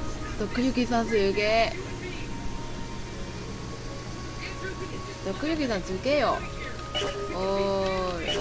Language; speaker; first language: Japanese; non-native, learner; Chinese